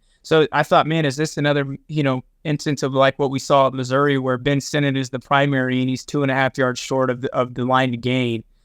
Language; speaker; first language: English; native; English